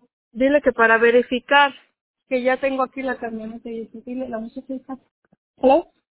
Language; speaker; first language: Spanish; native; Spanish